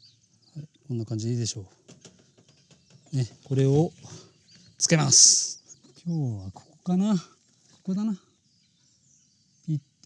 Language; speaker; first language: Japanese; native; Japanese